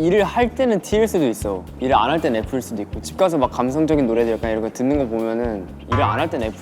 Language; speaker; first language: Korean; native; Korean